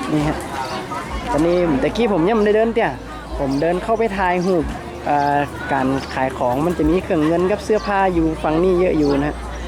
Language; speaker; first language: Thai; native; Thai